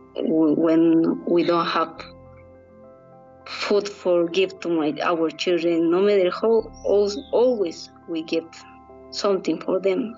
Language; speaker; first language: English; non-native, learner; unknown